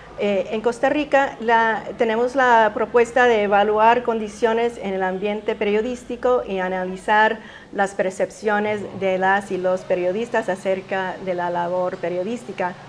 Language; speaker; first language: Spanish; early bilingual, heritage; Spanish